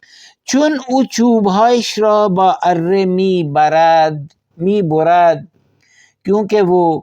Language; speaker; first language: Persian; non-native, fluent; Urdu